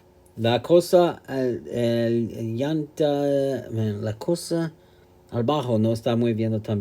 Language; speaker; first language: Spanish; non-native, learner; English